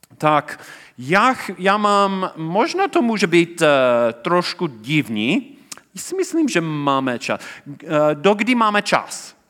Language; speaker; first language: Czech; non-native, fluent; English